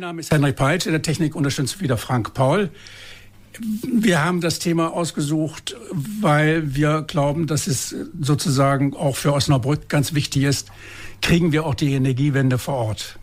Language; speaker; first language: German; native; German